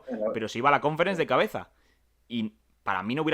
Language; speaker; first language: Spanish; native; Spanish